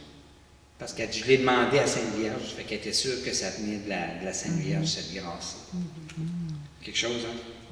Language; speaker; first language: French; native; French